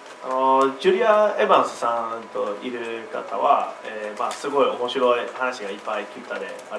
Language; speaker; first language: Japanese; non-native, learner; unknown